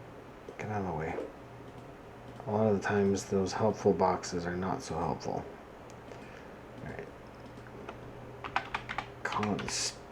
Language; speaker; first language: English; native; English